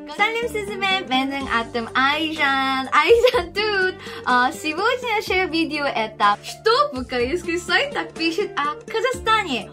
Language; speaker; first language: Russian; non-native, fluent; Korean